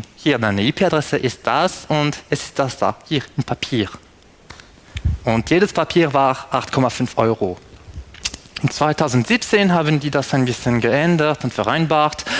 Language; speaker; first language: German; non-native, fluent; French